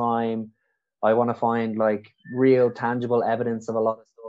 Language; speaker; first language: English; native; English